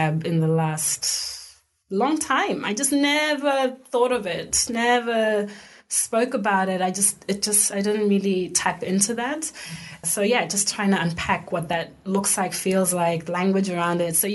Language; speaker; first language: English; non-native, local second language; Shona